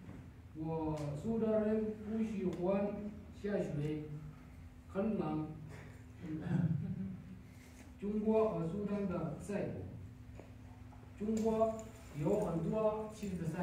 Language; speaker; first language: Chinese; non-native, learner; Arabic